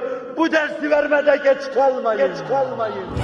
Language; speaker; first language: Turkish; native; Turkish